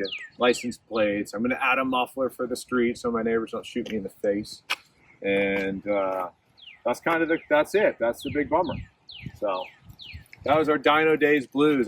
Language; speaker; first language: English; native; English